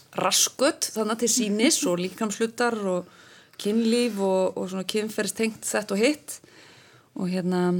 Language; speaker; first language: Icelandic; native; Icelandic